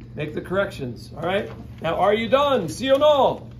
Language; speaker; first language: English; native; English